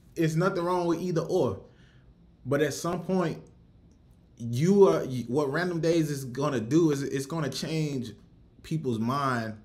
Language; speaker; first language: English; native; English